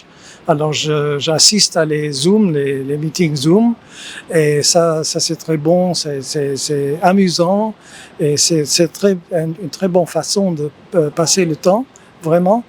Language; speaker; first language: French; early bilingual, heritage; English